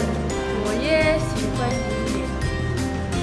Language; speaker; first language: Chinese; non-native, learner; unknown